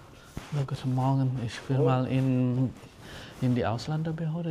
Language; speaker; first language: German; non-native, learner; Filipino